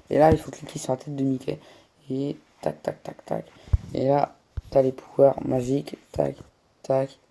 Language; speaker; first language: French; native; French